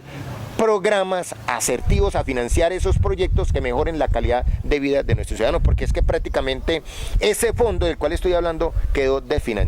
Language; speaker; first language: Spanish; native; Spanish